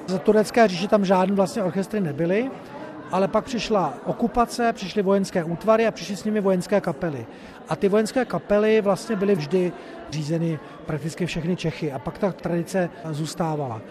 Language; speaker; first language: Czech; native; Czech